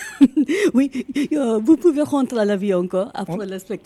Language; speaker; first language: French; non-native, learner; Japanese